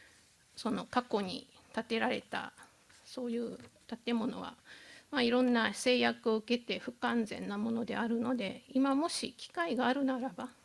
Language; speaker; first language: Japanese; native; Japanese